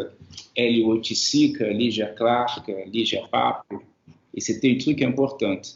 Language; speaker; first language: French; non-native, fluent; Portuguese